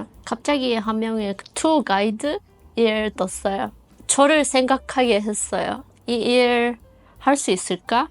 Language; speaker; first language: Korean; non-native, fluent; Azerbaijani